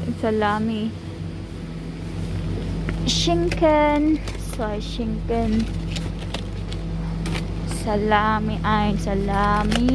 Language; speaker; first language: German; non-native, learner; Filipino